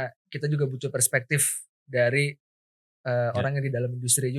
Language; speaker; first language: Indonesian; native; Indonesian